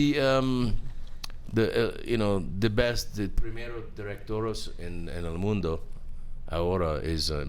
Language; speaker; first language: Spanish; non-native, learner; English